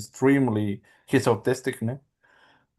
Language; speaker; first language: English; non-native, learner; Spanish